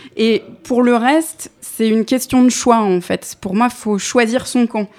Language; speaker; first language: French; native; French